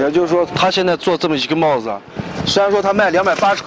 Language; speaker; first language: Chinese; native; Chinese